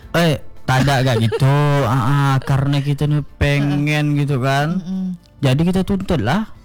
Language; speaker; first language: Indonesian; native; Indonesian